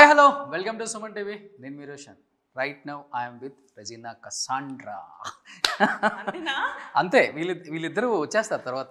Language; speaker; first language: Telugu; native; Telugu